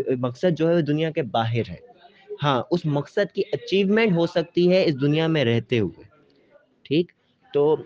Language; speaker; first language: Urdu; native; Urdu